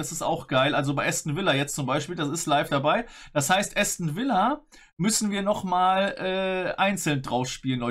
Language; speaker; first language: German; native; German